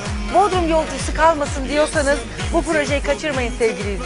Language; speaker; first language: Turkish; native; Turkish